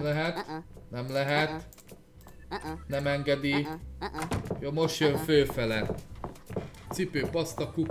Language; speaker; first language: Hungarian; native; Hungarian